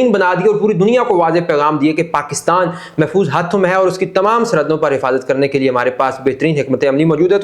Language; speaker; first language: Urdu; native; Urdu